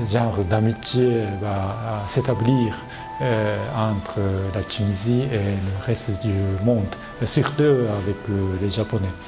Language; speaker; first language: French; non-native, fluent; Japanese